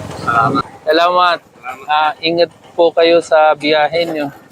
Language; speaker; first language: Filipino; non-native, learner; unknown